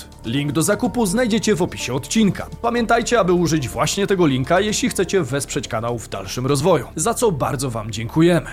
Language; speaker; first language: Polish; native; Polish